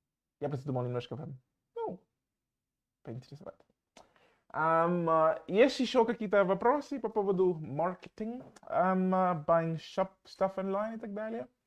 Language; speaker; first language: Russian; non-native, fluent; English